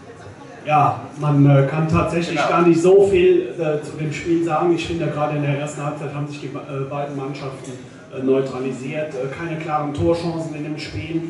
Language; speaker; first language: German; native; German